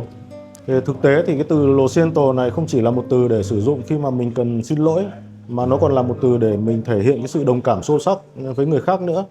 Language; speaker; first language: Vietnamese; native; Vietnamese